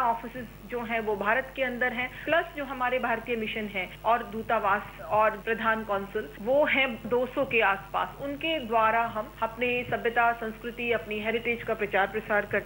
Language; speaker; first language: Hindi; native; Hindi